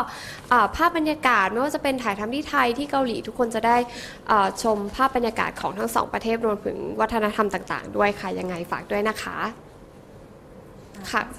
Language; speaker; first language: Thai; native; Thai